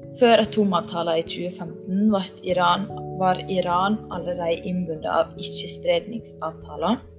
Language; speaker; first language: Norwegian; native; Norwegian